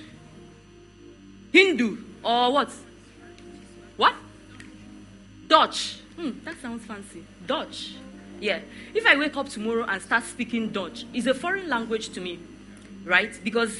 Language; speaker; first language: English; non-native, local second language; Igbo